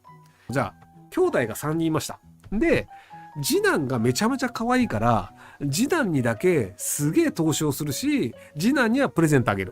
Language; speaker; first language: Japanese; native; Japanese